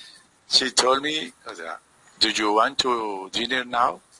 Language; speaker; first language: English; non-native, learner; Spanish